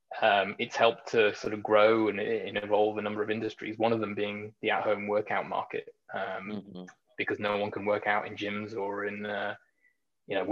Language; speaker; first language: English; native; English